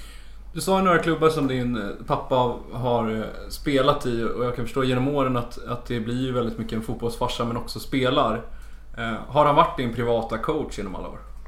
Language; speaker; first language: Swedish; native; Swedish